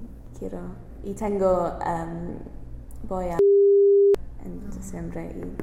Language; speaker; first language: Spanish; non-native, learner; English